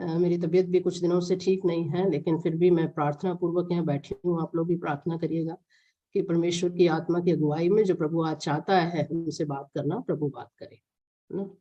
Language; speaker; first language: Hindi; non-native, local second language; Malayalam